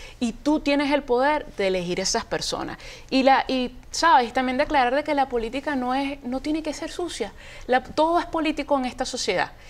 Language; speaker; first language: Spanish; native; Spanish